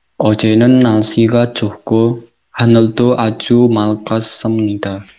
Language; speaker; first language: Korean; non-native, learner; Indonesian